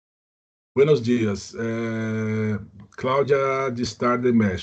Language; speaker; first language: Spanish; non-native, learner; Portuguese